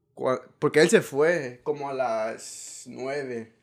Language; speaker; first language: Spanish; early bilingual, heritage; Spanish